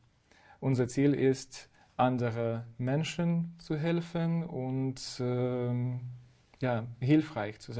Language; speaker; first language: German; non-native, fluent; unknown